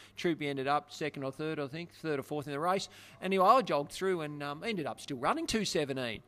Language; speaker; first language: English; native; English